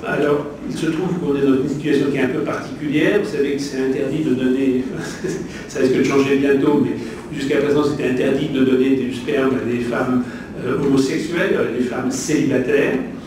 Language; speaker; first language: French; native; French